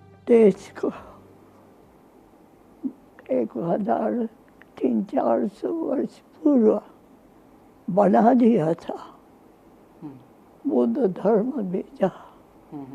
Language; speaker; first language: Hindi; non-native, fluent; Japanese